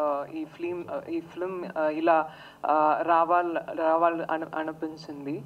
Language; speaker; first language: Telugu; non-native, learner; Tamil